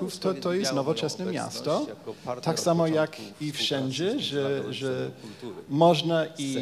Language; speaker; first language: Polish; non-native, fluent; Japanese